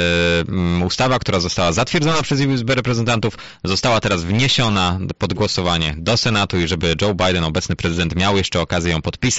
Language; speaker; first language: Polish; native; Polish